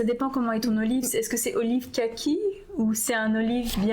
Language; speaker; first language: French; native; French